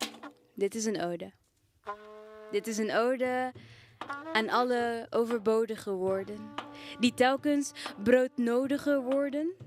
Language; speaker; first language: Dutch; early bilingual, other home language; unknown